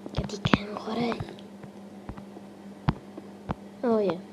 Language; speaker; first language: Welsh; native; Welsh